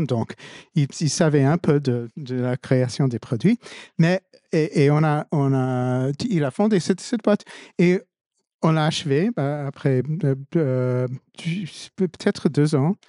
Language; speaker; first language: French; non-native, fluent; English